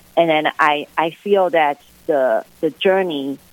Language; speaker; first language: English; non-native, fluent; Chinese